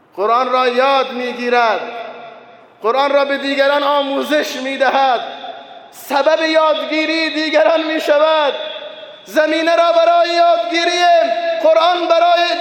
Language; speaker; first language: Persian; non-native, local second language; Baluchi